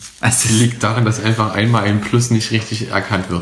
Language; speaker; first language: German; native; German